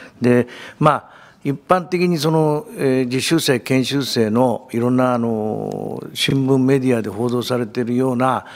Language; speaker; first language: Japanese; native; Japanese